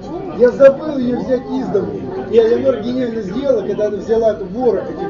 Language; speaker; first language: Russian; native; Russian